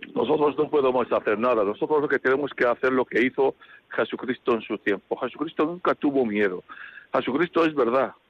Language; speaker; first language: Spanish; non-native, fluent; Arabic